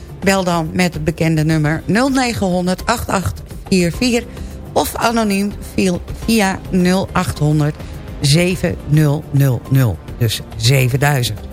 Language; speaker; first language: Dutch; native; Dutch